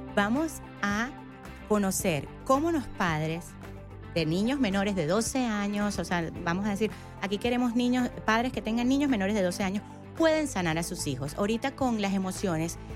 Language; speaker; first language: Spanish; native; Spanish